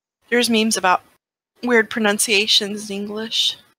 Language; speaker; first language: English; native; English